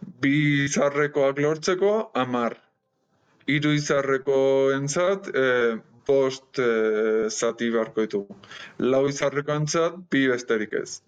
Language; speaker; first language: Basque; non-native, local second language; Spanish